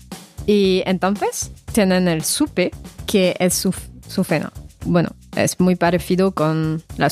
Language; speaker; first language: Spanish; non-native, fluent; French